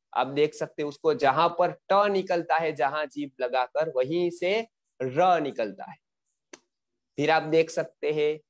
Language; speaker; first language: Hindi; non-native, local second language; Gujarati